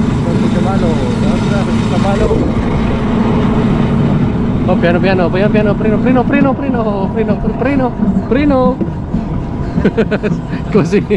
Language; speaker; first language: Italian; non-native, learner; Filipino